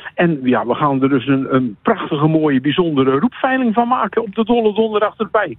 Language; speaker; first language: Dutch; native; Dutch